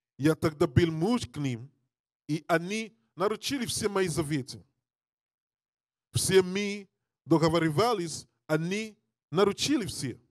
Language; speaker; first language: Russian; non-native, learner; English